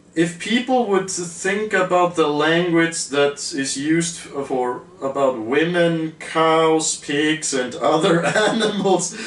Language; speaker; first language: English; non-native, fluent; Icelandic